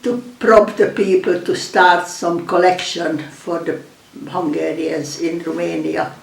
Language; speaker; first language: English; non-native, fluent; Hungarian